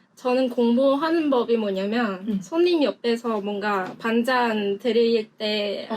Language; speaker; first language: Korean; non-native, fluent; Vietnamese